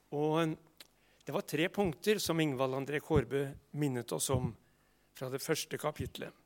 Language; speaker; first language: Norwegian; native; Norwegian